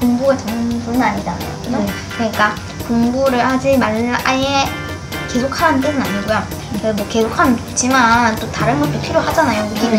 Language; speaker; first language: Korean; native; Korean